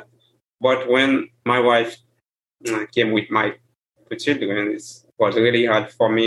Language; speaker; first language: English; non-native, learner; Haitian Creole